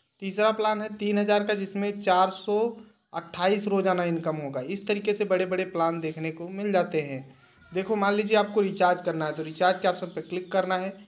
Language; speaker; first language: Hindi; native; Hindi